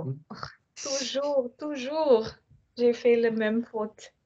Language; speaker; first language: French; non-native, fluent; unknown